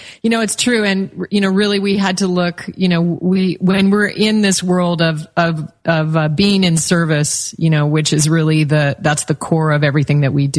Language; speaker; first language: English; native; English